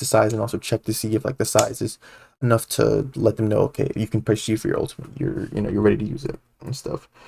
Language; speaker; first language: English; native; English